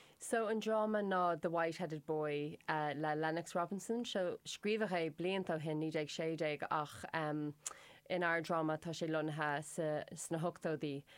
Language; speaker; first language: Irish; non-native, local second language; English